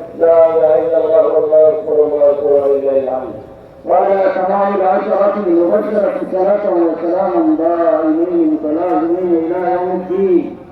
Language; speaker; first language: Arabic; non-native, fluent; Bangla